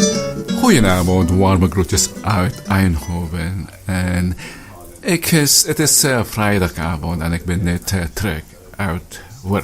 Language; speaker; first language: Dutch; non-native, fluent; Filipino